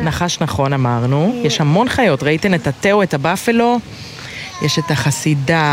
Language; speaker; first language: Hebrew; native; Hebrew